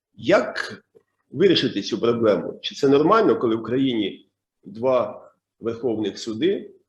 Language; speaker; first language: Ukrainian; native; Ukrainian